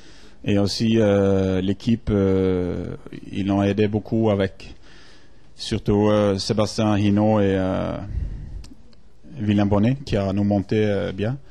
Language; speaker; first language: French; non-native, fluent; Norwegian